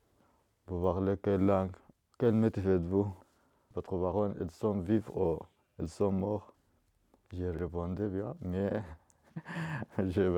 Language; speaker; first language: French; non-native, learner; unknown